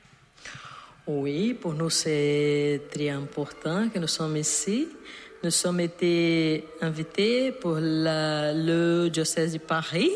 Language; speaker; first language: French; non-native, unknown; Portuguese